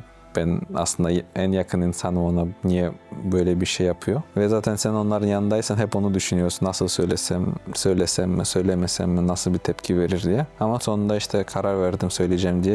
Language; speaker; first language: Turkish; non-native, fluent; Russian